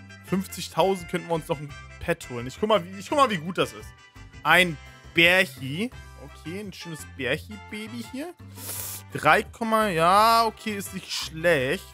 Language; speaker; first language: German; native; German